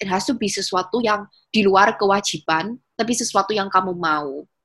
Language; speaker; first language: Indonesian; early bilingual, heritage; Indonesian